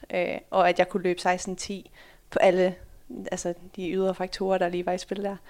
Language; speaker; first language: Danish; early bilingual, other home language; Dutch